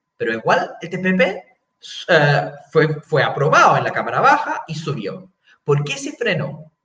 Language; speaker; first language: Spanish; non-native, fluent; English